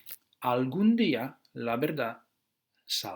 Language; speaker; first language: Spanish; non-native, fluent; Dutch